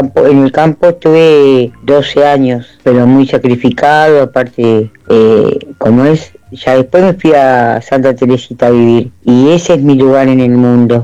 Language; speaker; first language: Spanish; native; Spanish